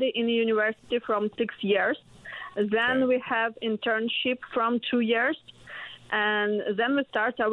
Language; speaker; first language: English; non-native, learner; Ukrainian